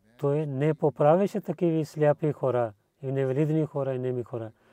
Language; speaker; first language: Bulgarian; non-native, learner; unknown